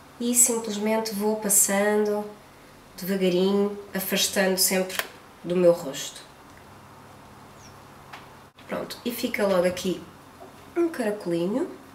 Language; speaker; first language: Portuguese; native; Portuguese